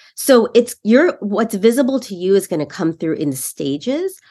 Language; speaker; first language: English; native; English